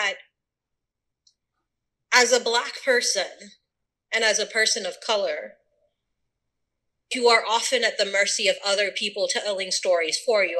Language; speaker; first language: English; early bilingual, other home language; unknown